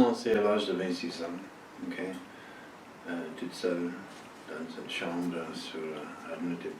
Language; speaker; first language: French; early bilingual, heritage; French